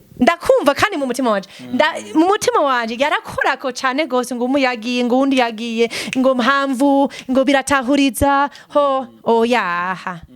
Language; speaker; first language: Rundi; non-native, fluent; English